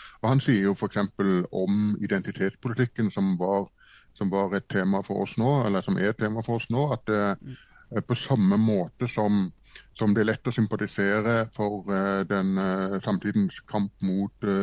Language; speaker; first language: Norwegian; native; Norwegian